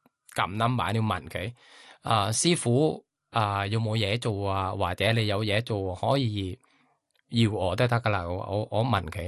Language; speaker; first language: Cantonese; non-native, fluent; Thai